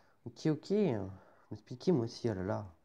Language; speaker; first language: French; native; French